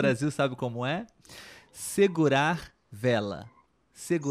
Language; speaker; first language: Portuguese; non-native, learner; Spanish